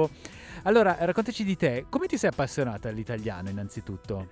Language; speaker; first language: Italian; native; Italian